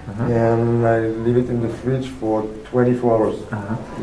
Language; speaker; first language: English; non-native, learner; French